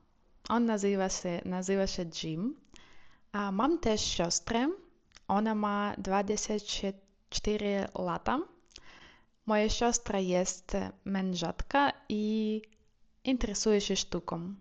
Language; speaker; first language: Polish; non-native, learner; Ukrainian